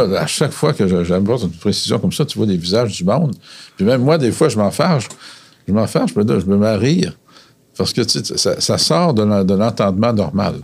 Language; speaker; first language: French; native; French